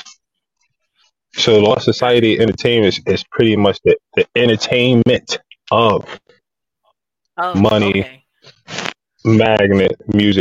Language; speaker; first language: English; native; English